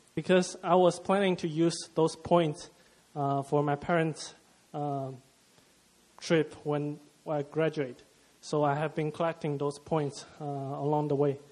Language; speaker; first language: English; non-native, fluent; Chinese